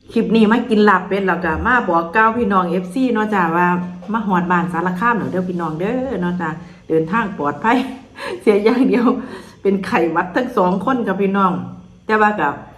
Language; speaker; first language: Thai; native; Thai